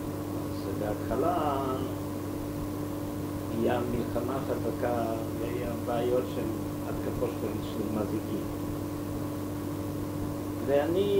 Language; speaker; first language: Hebrew; non-native, fluent; German